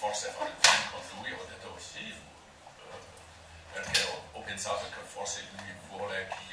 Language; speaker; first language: Italian; non-native, learner; English